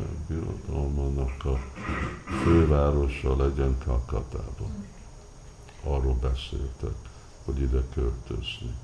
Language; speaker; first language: Hungarian; early bilingual, heritage; Hungarian